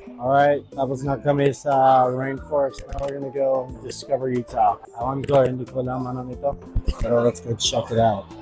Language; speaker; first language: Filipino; non-native, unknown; English